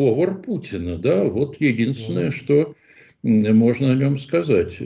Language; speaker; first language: Russian; native; Russian